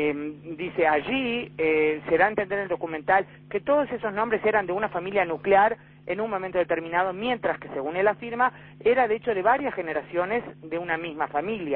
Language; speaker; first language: Spanish; native; Spanish